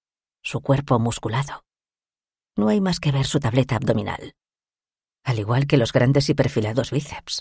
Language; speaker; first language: Spanish; native; Spanish